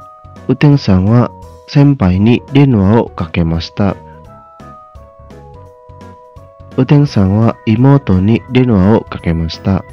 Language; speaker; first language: Japanese; non-native, fluent; Indonesian